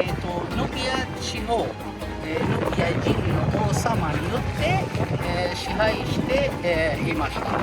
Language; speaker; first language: Japanese; non-native, learner; Arabic